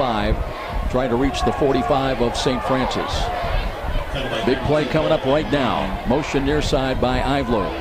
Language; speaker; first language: English; native; English